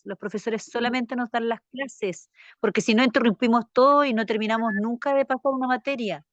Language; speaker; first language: Spanish; native; Spanish